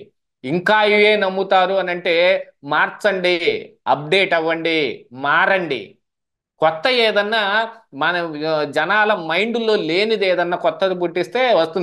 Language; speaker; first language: Telugu; native; Telugu